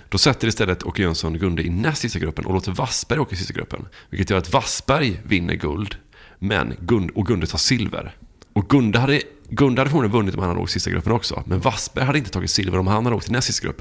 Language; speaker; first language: Swedish; native; Swedish